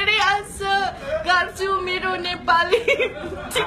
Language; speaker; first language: Nepali; non-native, learner; English